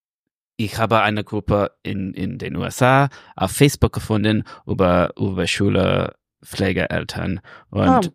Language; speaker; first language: German; non-native, learner; English